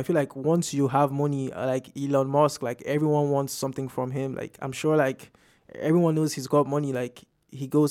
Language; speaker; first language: English; non-native, local second language; Yoruba